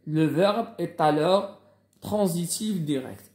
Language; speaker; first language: French; non-native, local second language; Arabic